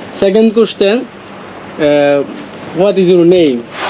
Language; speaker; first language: English; non-native, local second language; Bangla